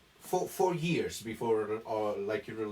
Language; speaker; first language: English; non-native, fluent; Italian